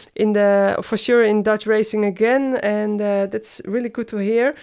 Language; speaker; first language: English; non-native, fluent; Dutch